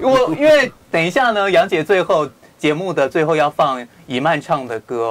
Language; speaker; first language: Chinese; native; Chinese